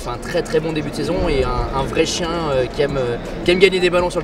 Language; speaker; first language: French; native; French